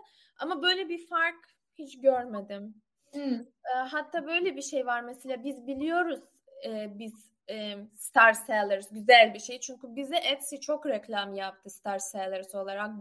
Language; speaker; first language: Turkish; non-native, learner; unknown